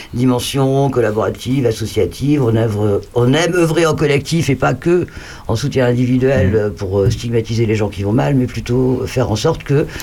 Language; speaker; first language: French; native; French